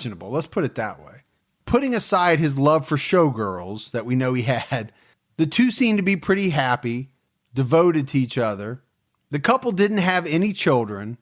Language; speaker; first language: English; native; English